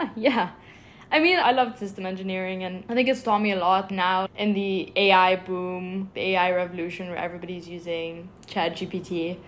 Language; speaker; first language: English; non-native, fluent; Arabic